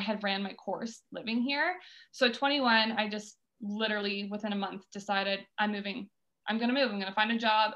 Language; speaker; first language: English; native; English